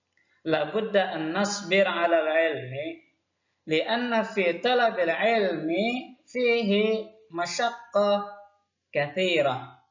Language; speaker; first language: Arabic; non-native, fluent; Indonesian